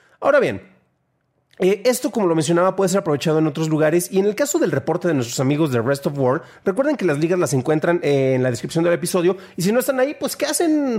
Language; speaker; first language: Spanish; native; Spanish